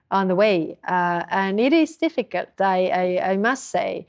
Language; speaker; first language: English; non-native, fluent; Estonian